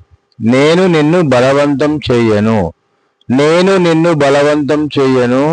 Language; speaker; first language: Telugu; non-native, fluent; Hindi